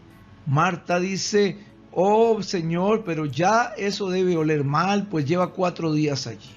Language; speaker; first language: Spanish; native; Spanish